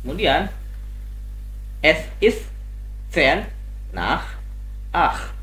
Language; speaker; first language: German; non-native, fluent; Indonesian